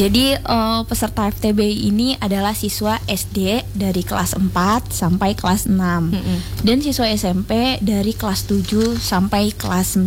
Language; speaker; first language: Indonesian; non-native, local second language; Batak Toba